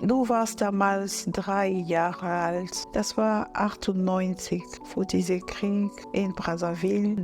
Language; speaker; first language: German; non-native, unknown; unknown